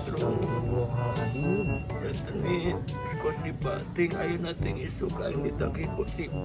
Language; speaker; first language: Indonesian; non-native, local second language; Sundanese